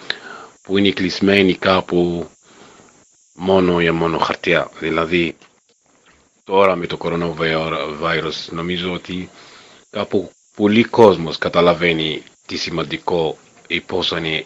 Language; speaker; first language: Greek; non-native, learner; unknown